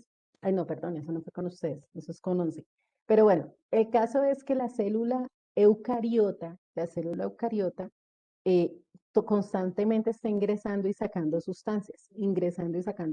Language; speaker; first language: Spanish; native; Spanish